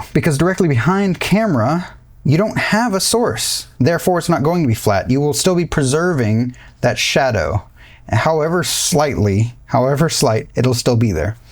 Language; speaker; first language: English; native; English